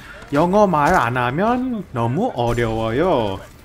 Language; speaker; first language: Korean; non-native, learner; English